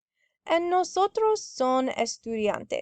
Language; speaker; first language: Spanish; non-native, fluent; English